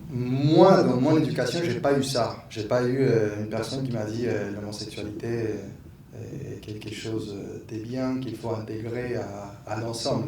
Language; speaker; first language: French; non-native, fluent; Spanish